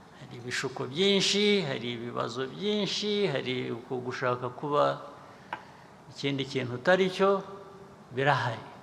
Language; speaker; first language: Kinyarwanda; early bilingual, heritage; Kinyarwanda